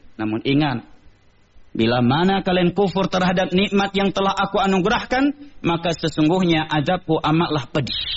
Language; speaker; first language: Indonesian; non-native, local second language; Achinese